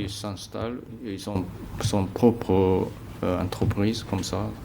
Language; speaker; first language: French; non-native, fluent; Japanese